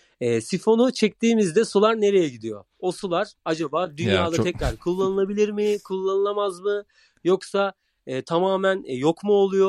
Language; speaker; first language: Turkish; native; Turkish